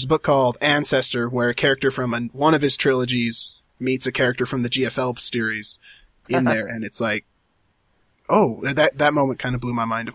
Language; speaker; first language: English; native; English